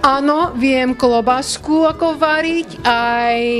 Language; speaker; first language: Slovak; early bilingual, heritage; Slovak